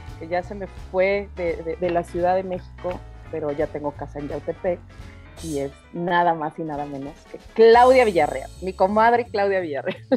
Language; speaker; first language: Spanish; native; Spanish